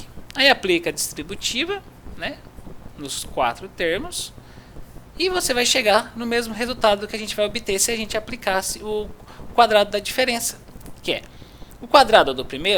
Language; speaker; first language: Portuguese; native; Portuguese